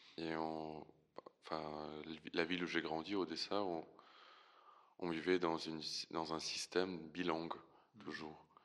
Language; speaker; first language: French; non-native, fluent; Russian